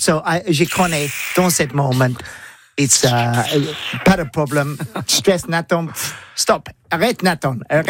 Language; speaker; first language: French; non-native, learner; English